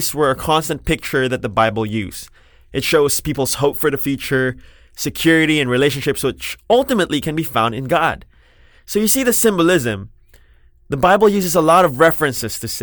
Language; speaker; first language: English; non-native, local second language; Filipino